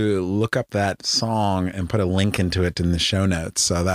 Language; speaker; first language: English; native; English